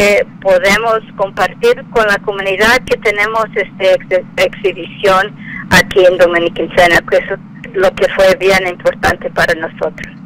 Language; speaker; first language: Spanish; non-native, fluent; English